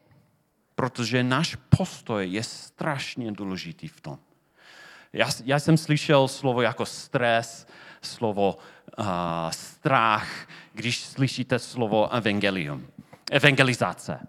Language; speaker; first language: Czech; non-native, fluent; English